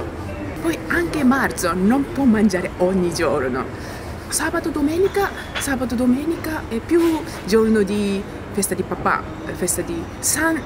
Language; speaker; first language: Italian; non-native, learner; Japanese